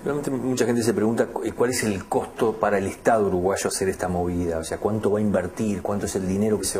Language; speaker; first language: Spanish; native; Spanish